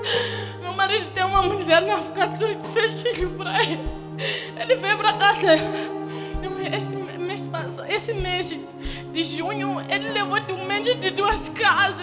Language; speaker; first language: Portuguese; non-native, local second language; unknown